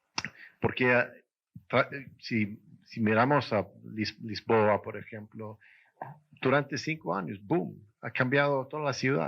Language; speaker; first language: Spanish; non-native, fluent; Swedish